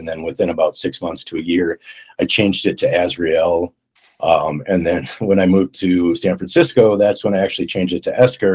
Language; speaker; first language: English; native; English